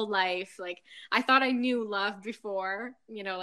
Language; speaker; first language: English; non-native, fluent; French